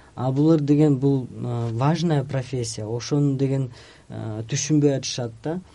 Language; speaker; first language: Russian; non-native, local second language; Kyrgyz